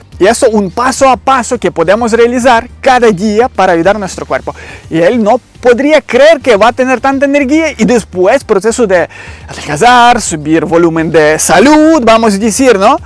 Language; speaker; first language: Spanish; non-native, learner; Ukrainian